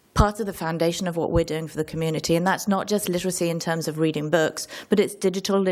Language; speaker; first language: English; native; English